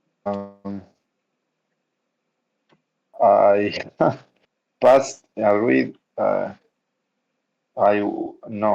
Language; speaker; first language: English; non-native, learner; Spanish